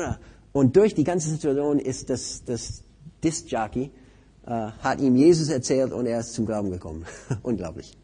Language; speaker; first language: German; non-native, fluent; English